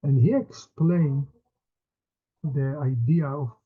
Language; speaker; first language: English; non-native, fluent; Hebrew